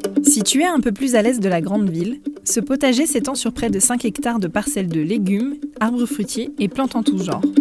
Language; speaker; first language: French; native; French